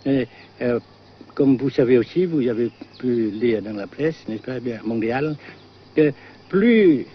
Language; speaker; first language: French; non-native, fluent; Vietnamese